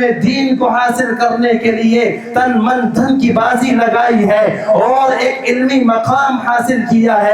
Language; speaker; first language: Urdu; native; Urdu